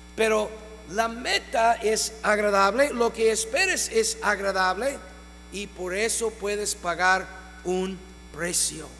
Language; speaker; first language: Spanish; non-native, fluent; English